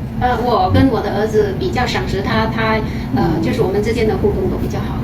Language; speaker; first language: Chinese; non-native, local second language; Hakka Chinese